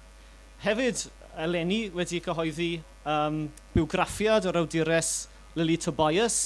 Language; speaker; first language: Welsh; native; Welsh